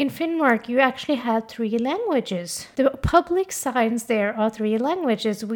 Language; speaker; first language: English; non-native, fluent; Norwegian